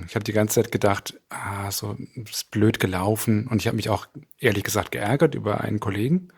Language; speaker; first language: German; native; German